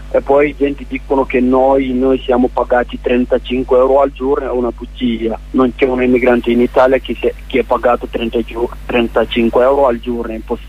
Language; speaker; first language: Italian; non-native, learner; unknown